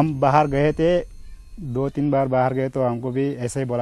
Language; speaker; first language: Hindi; non-native, learner; Nepali